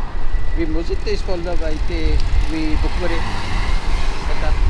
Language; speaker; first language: Russian; non-native, learner; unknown